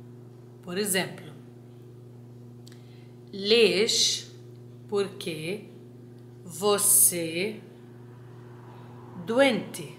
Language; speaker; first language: Portuguese; non-native, fluent; Arabic